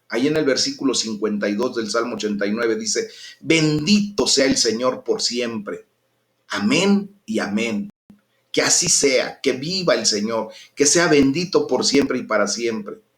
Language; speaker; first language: Spanish; native; Spanish